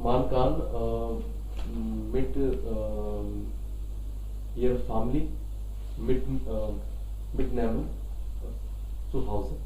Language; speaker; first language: German; non-native, learner; Hindi